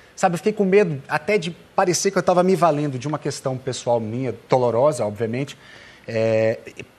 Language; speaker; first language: Portuguese; native; Portuguese